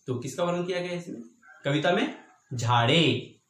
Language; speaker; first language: Hindi; non-native, local second language; Marathi